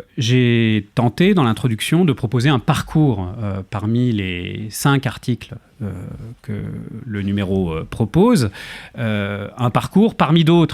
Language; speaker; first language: French; native; French